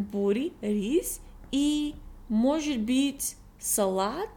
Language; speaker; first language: Russian; non-native, learner; English